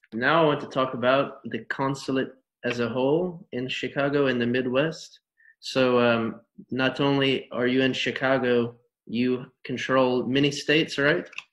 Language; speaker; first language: English; native; English